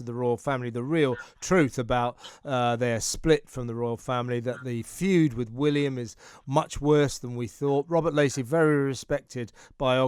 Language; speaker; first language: English; native; English